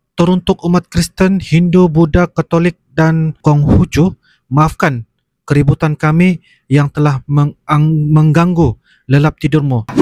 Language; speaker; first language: Malay; native; Malay